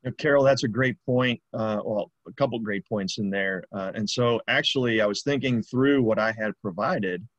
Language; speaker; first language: English; native; English